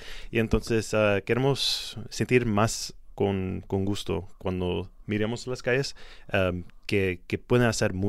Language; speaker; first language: Spanish; non-native, learner; English